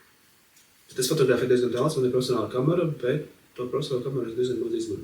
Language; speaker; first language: Latvian; native; Latvian